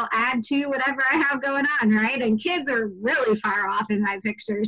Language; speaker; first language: English; native; English